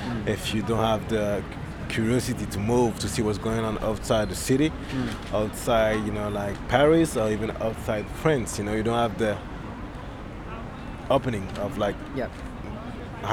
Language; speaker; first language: English; non-native, fluent; French